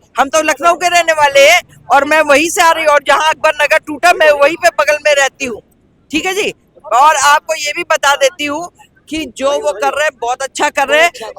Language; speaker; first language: Hindi; native; Hindi